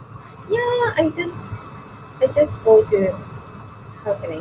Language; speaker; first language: English; non-native, learner; Japanese